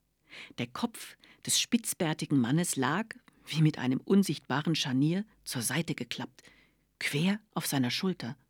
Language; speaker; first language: German; native; German